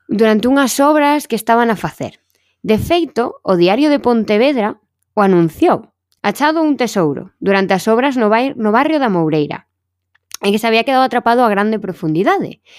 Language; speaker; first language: Galician; non-native, local second language; Spanish